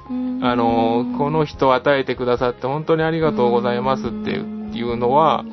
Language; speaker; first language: Japanese; native; Japanese